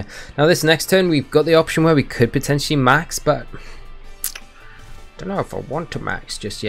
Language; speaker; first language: English; native; English